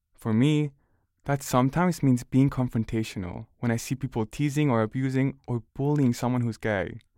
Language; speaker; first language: English; early bilingual, other home language; Spanish